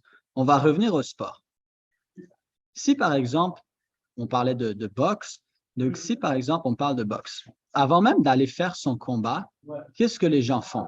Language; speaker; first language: French; native; French